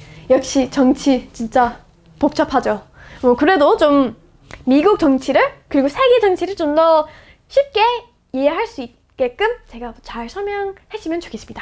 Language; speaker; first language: Korean; non-native, fluent; English